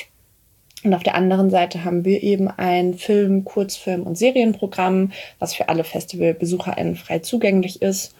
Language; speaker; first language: German; native; German